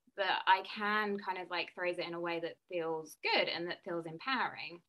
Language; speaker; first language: English; native; English